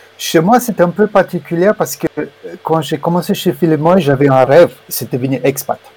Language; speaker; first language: French; non-native, fluent; Romanian